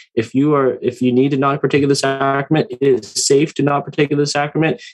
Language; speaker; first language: English; native; English